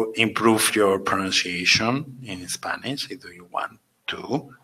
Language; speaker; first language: English; non-native, fluent; Spanish